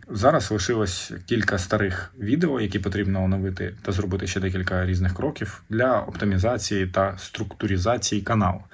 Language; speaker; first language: Ukrainian; non-native, local second language; Russian